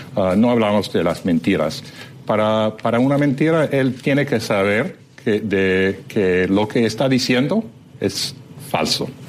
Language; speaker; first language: Spanish; non-native, fluent; English